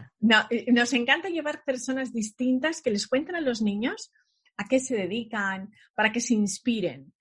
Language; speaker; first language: Spanish; early bilingual, other home language; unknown